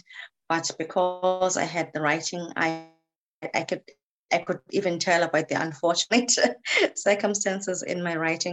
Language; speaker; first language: English; native; English